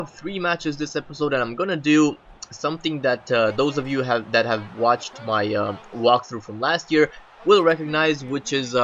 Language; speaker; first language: English; native; English